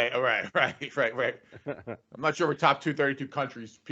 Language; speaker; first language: English; native; English